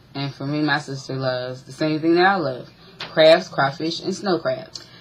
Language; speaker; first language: English; native; English